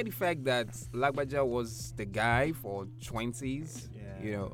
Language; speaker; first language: English; non-native, local second language; Yoruba